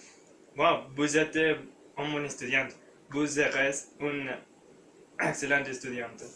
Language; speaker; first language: French; non-native, learner; Spanish